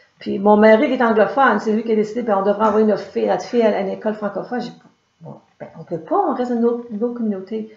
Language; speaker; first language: French; native; French